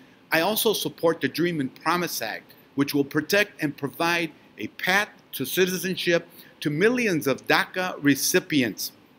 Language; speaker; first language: English; early bilingual, other home language; Spanish